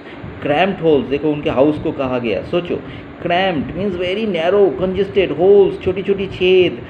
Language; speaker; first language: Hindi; native; Hindi